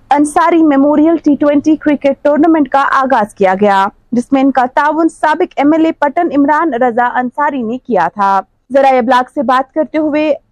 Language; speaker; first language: Urdu; non-native, local second language; Kashmiri